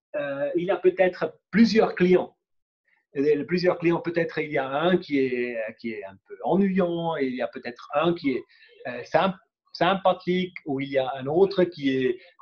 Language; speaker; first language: French; non-native, local second language; German